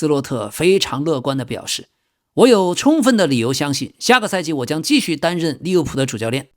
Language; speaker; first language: Chinese; native; Chinese